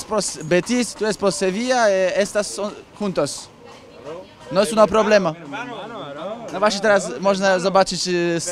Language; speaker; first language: Spanish; non-native, learner; Polish